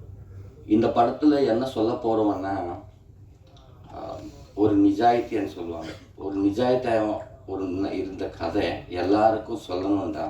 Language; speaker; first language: Tamil; non-native, learner; Telugu